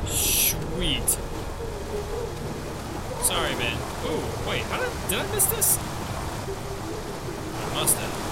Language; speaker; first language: English; native; English